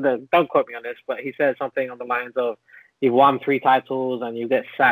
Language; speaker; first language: English; native; English